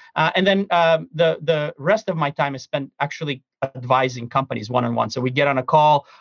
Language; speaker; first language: English; early bilingual, other home language; Russian